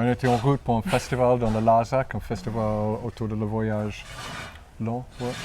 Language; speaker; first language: French; non-native, fluent; English